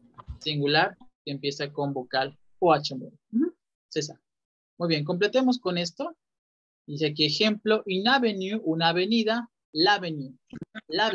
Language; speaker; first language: Spanish; native; Spanish